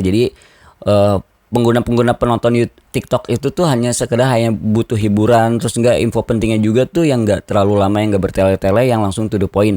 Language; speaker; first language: Indonesian; native; Indonesian